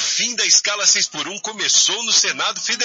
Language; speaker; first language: Portuguese; native; Portuguese